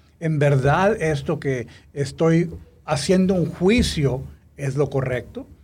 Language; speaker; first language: Spanish; native; Spanish